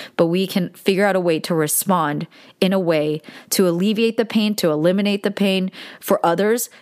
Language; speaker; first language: English; early bilingual, other home language; Korean